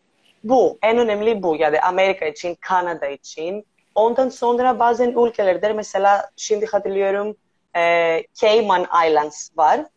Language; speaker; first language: Turkish; non-native, learner; Greek